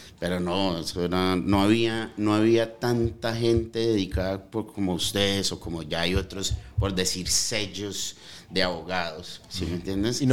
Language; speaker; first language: Spanish; early bilingual, heritage; Spanish